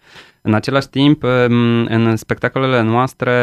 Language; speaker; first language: Romanian; non-native, fluent; Polish